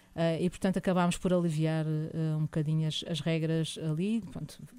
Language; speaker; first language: Portuguese; native; Portuguese